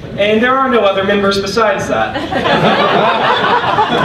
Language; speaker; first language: English; native; English